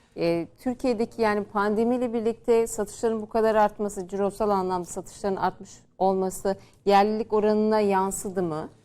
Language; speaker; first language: Turkish; native; Turkish